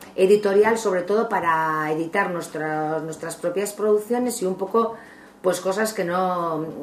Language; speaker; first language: Spanish; non-native, local second language; Basque